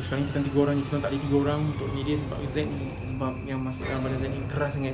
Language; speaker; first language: Malay; native; Malay